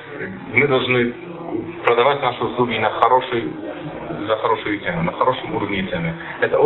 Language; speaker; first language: Russian; non-native, fluent; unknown